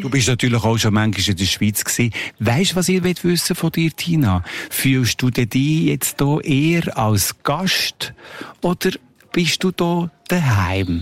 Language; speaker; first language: German; native; German